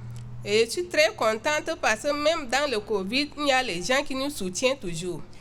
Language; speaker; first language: French; non-native, local second language; Sango